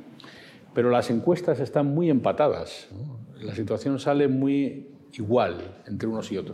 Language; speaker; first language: Spanish; native; Spanish